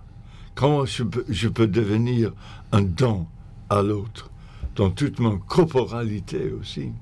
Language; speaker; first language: French; non-native, fluent; English